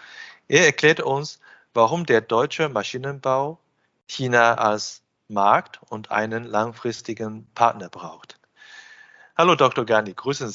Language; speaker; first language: German; non-native, fluent; Chinese